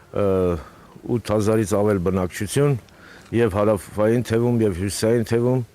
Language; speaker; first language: Armenian; native; Armenian